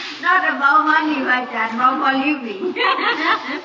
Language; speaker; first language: English; non-native, learner; Thai